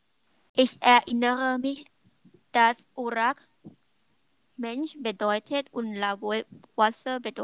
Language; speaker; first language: German; non-native, learner; Thai